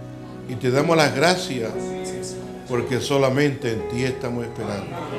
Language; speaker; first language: Spanish; native; Spanish